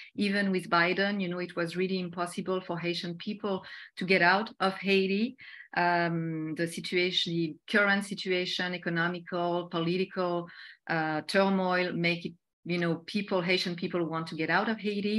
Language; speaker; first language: English; non-native, fluent; French